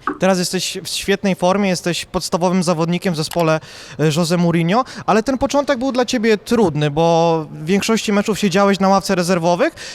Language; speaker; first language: Polish; native; Polish